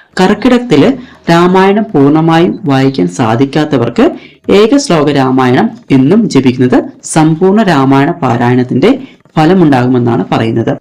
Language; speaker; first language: Malayalam; native; Malayalam